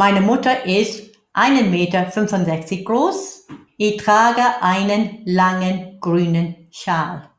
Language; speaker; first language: German; non-native, fluent; English